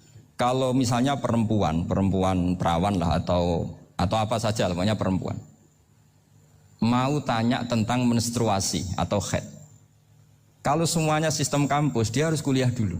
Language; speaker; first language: Indonesian; non-native, local second language; Javanese